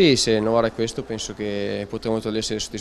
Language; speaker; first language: Italian; native; Italian